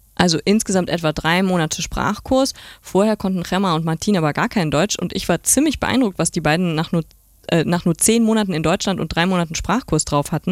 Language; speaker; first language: German; native; German